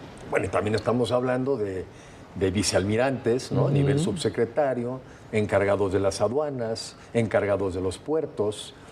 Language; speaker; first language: Spanish; native; Spanish